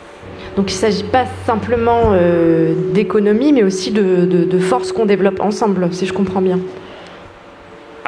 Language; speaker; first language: French; native; French